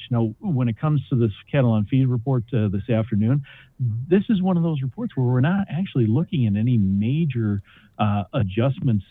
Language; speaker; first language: English; native; English